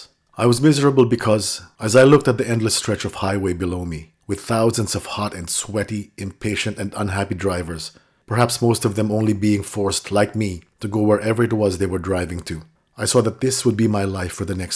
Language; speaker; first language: English; non-native, local second language; Filipino